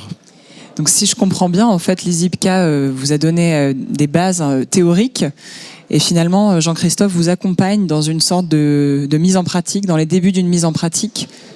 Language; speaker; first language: French; native; French